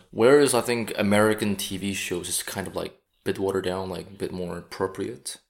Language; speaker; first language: English; non-native, fluent; Korean